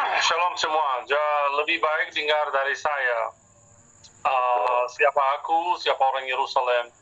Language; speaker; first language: Indonesian; non-native, fluent; Arabic